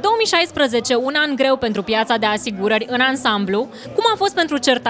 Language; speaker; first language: Romanian; native; Romanian